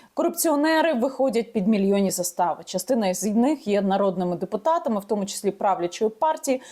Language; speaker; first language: Ukrainian; native; Ukrainian